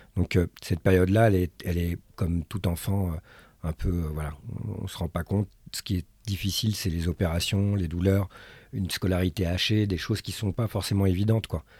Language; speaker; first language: French; early bilingual, other home language; Arabic